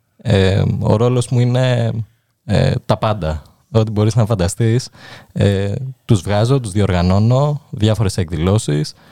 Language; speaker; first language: Greek; early bilingual, other home language; Albanian